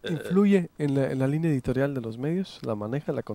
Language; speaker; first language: Spanish; native; Spanish